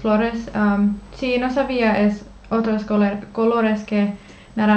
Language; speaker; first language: Spanish; non-native, learner; Finnish